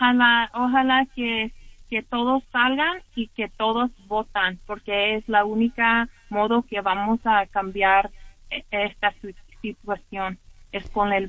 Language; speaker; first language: Spanish; early bilingual, heritage; English